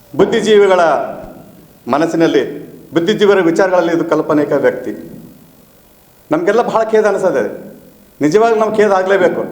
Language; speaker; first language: Kannada; native; Kannada